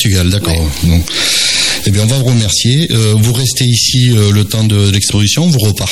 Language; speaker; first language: French; native; French